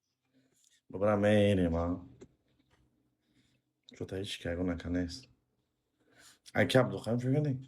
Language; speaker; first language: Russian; non-native, learner; Uzbek